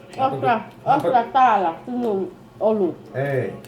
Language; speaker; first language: Finnish; non-native, learner; Thai